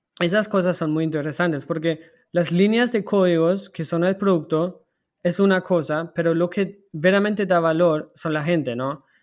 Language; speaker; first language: Spanish; non-native, fluent; German